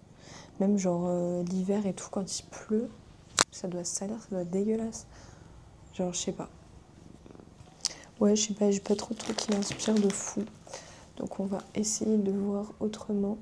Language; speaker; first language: French; native; French